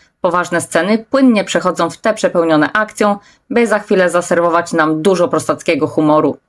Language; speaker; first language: Polish; native; Polish